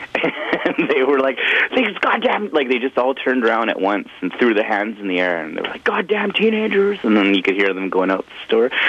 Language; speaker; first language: English; native; English